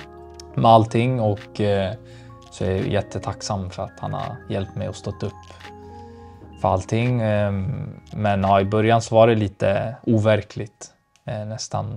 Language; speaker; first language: Swedish; early bilingual, other home language; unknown